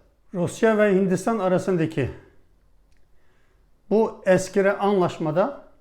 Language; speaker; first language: Turkish; non-native, fluent; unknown